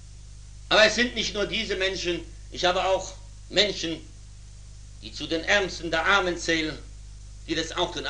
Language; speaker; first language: German; native; German